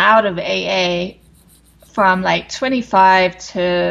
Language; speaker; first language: English; native; English